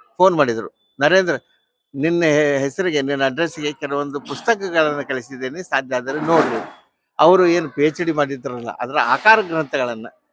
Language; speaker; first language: Kannada; non-native, local second language; Marathi